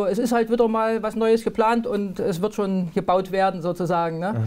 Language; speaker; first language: German; native; German